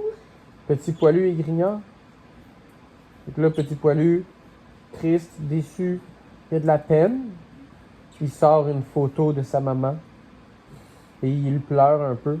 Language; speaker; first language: French; native; French